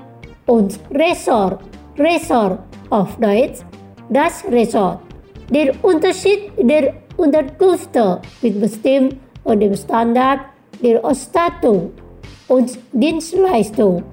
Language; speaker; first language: German; non-native, fluent; Indonesian